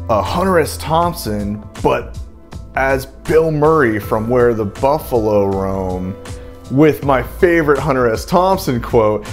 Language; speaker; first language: English; native; English